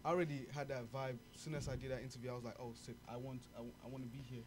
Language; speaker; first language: English; non-native, local second language; Yoruba